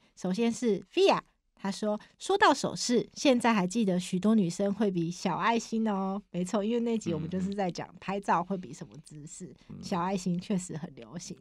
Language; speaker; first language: Chinese; native; Chinese